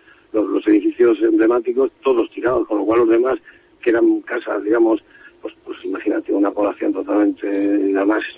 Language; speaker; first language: Spanish; native; Spanish